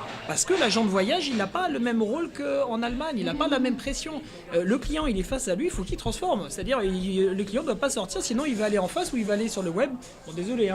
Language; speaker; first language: French; native; French